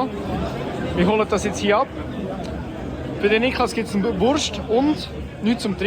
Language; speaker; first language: German; native; German